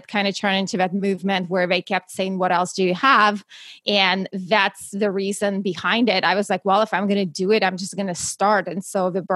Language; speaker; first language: English; non-native, fluent; Russian